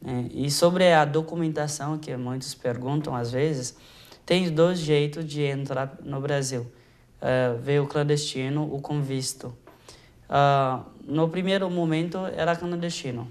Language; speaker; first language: Portuguese; non-native, fluent; Haitian Creole